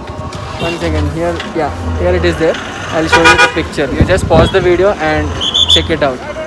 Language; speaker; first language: English; non-native, local second language; Telugu